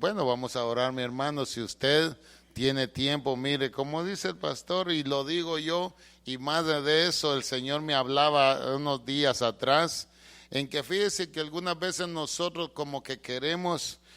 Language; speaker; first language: Spanish; native; Spanish